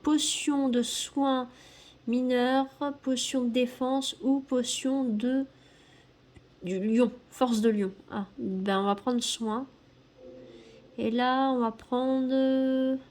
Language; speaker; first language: French; native; French